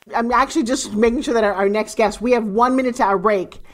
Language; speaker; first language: English; native; English